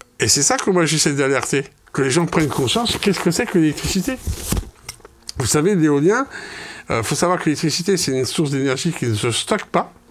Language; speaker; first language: French; native; French